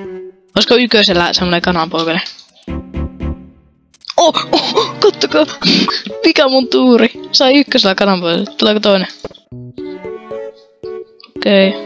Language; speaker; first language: Finnish; native; Finnish